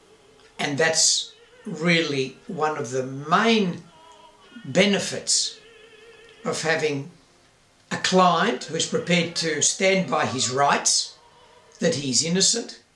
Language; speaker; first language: English; native; English